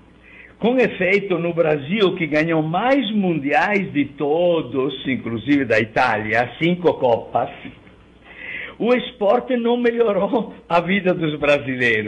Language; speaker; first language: Portuguese; non-native, fluent; Italian